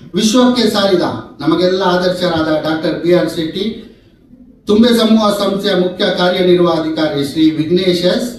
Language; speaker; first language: Kannada; non-native, local second language; Konkani